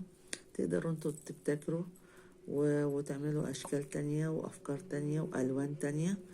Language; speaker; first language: Arabic; native; Arabic